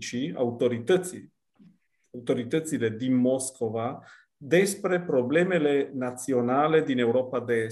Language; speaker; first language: Romanian; non-native, fluent; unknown